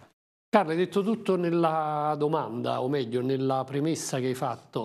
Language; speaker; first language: Italian; native; Italian